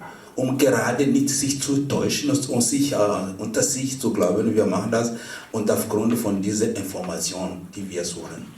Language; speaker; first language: German; non-native, fluent; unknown